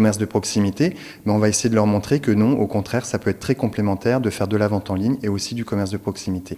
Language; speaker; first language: French; native; French